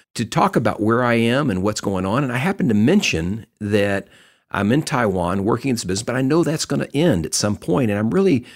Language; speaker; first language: English; native; English